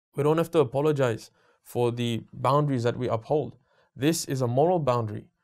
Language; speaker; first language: English; native; English